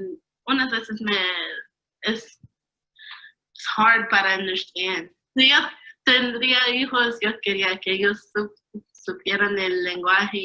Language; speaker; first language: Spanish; early bilingual, other home language; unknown